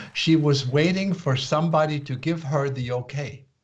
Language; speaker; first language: English; non-native, fluent; Swiss German